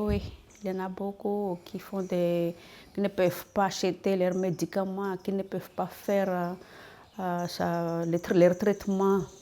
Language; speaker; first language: French; non-native, local second language; Malagasy